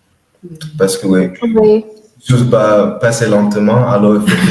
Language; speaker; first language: French; non-native, learner; English